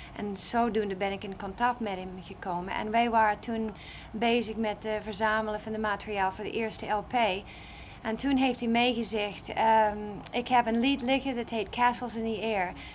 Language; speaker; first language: Dutch; non-native, fluent; English